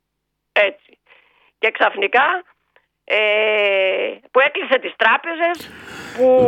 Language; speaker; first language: Greek; native; Greek